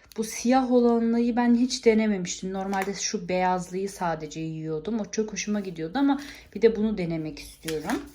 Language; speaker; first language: Turkish; early bilingual, heritage; Turkish